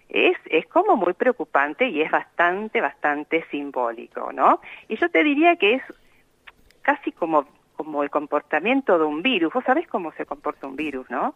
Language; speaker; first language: Spanish; native; Spanish